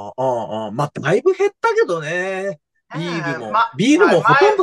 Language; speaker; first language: Japanese; native; Japanese